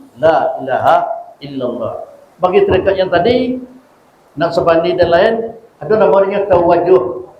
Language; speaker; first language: Malay; non-native, local second language; Minangkabau